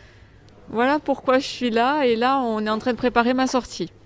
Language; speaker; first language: French; native; French